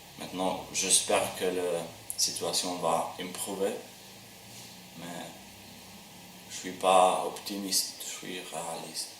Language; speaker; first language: French; non-native, learner; Albanian